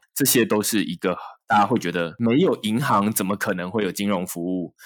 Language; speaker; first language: Chinese; native; Chinese